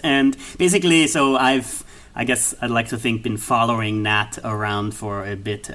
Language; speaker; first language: English; non-native, fluent; German